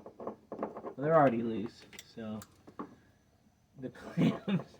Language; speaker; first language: English; native; English